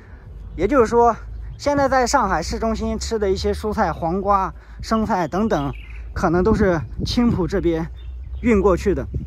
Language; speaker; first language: Chinese; native; Chinese